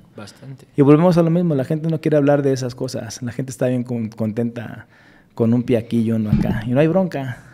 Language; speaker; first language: Spanish; native; Spanish